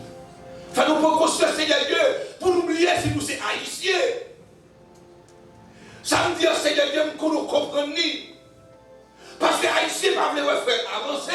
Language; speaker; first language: French; non-native, local second language; Haitian Creole